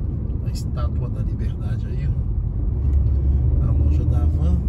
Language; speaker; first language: Portuguese; native; Portuguese